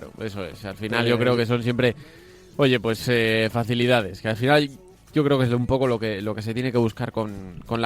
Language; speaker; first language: Spanish; native; Spanish